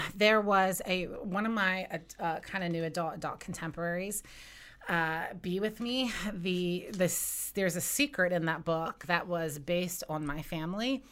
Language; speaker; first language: English; native; English